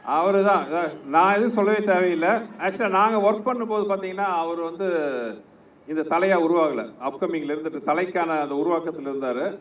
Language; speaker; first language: Tamil; native; Tamil